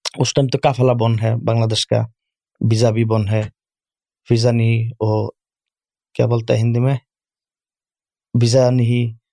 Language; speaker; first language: Urdu; non-native, learner; Bangla